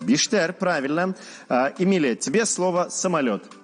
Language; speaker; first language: Russian; native; Russian